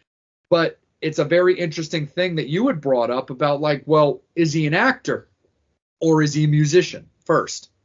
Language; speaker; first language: English; native; English